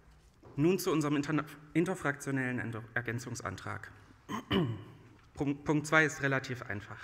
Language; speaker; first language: German; native; German